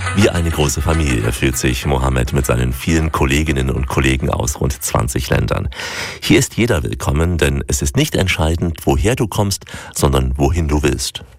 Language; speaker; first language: German; native; German